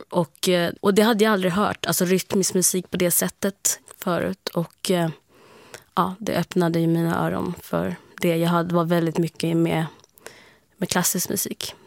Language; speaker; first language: Swedish; early bilingual, heritage; Swedish